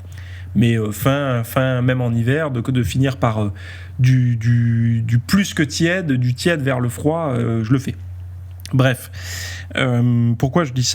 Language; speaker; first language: French; native; French